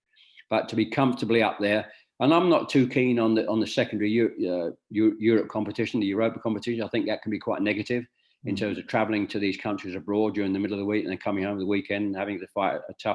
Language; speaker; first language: English; native; English